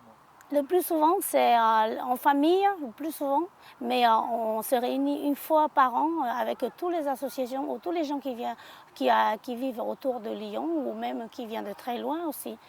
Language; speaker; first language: French; non-native, learner; Hmong